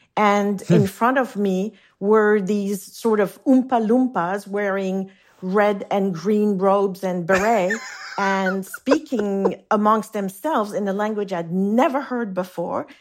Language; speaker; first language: English; non-native, fluent; French